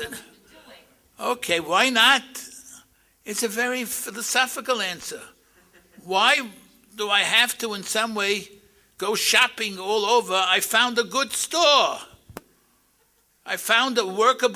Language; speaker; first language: English; native; English